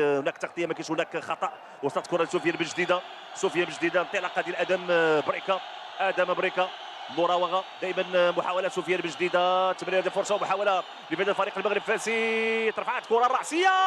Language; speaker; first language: Arabic; native; Arabic